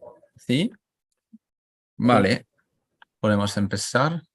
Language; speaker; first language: Spanish; non-native, learner; French